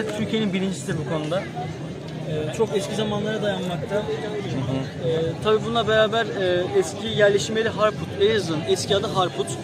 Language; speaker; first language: Turkish; native; Turkish